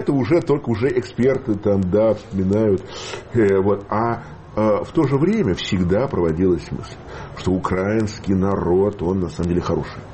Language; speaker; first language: Russian; native; Russian